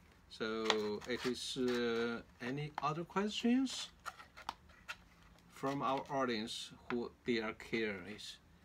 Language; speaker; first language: English; non-native, learner; Chinese